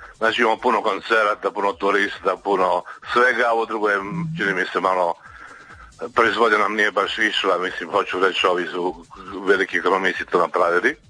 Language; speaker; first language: Serbian; native; Serbian